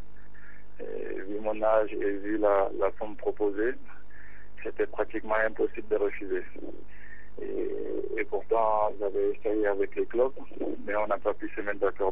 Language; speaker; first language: French; non-native, local second language; Bambara